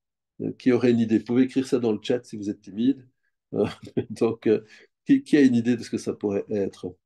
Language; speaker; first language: French; native; French